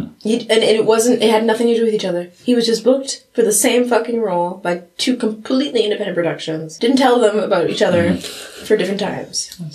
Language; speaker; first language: English; early bilingual, other home language; German